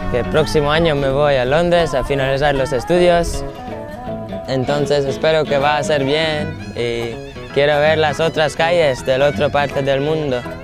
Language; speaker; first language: Spanish; non-native, learner; Latvian